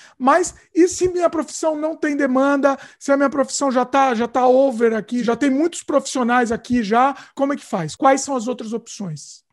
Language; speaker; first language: Portuguese; native; Portuguese